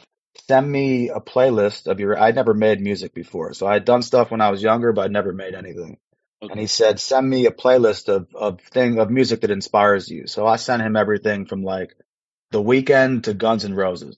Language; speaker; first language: English; native; English